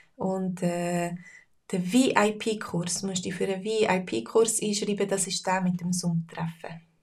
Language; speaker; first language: German; native; German